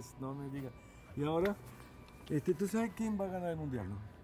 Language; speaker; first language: Spanish; native; Spanish